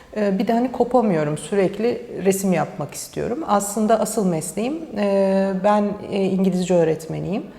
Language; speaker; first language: Turkish; early bilingual, heritage; Turkish